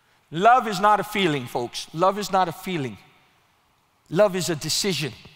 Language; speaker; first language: English; early bilingual, other home language; Spanish